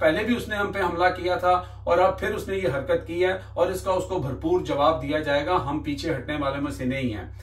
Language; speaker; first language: Urdu; non-native, local second language; Punjabi